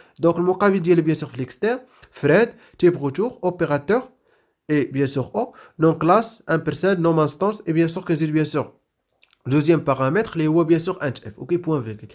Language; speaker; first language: French; non-native, local second language; Arabic